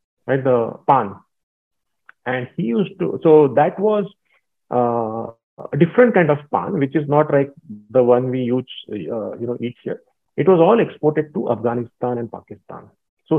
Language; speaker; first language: English; non-native, local second language; Marathi